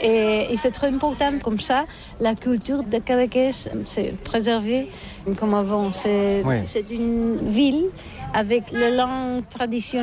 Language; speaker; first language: French; non-native, learner; Catalan